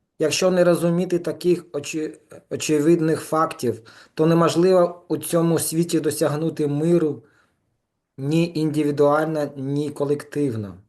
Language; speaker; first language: Ukrainian; non-native, local second language; Russian